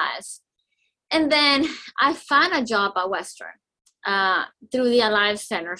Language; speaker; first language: English; non-native, fluent; Spanish